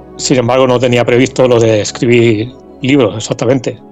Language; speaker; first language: Spanish; native; Spanish